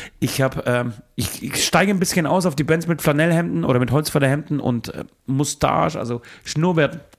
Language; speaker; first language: German; native; German